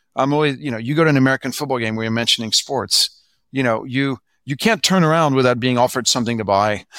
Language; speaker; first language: English; non-native, fluent; French